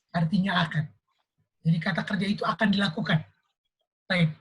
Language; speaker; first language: Indonesian; native; Indonesian